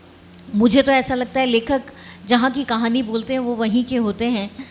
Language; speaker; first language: Hindi; native; Hindi